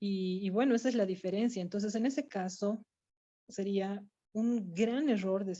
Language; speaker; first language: Spanish; native; Spanish